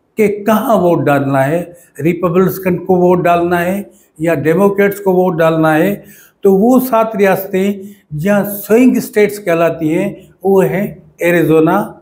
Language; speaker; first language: Urdu; non-native, local second language; Sindhi